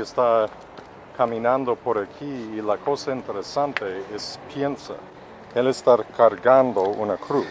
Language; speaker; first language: Spanish; non-native, fluent; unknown